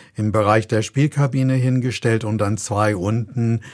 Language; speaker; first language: German; non-native, fluent; English